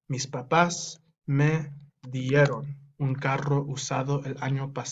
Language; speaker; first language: Spanish; non-native, fluent; English